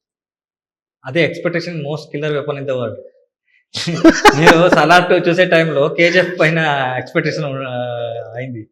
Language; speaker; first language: Telugu; non-native, local second language; Kannada